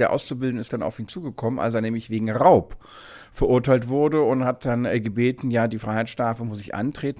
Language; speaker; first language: German; native; German